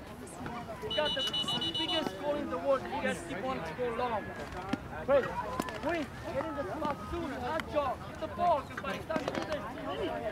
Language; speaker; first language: English; native; English